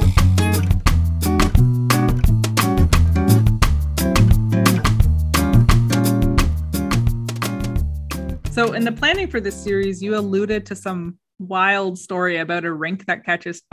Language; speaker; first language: English; native; English